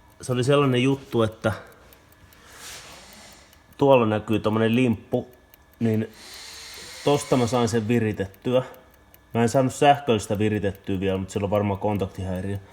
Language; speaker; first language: Finnish; native; Finnish